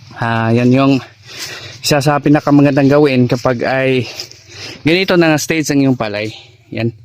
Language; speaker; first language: Filipino; non-native, local second language; Cebuano